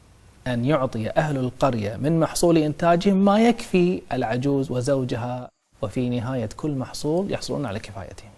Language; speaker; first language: Arabic; native; Arabic